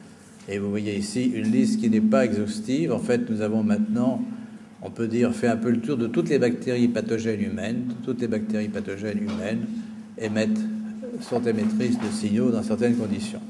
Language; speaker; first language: French; native; French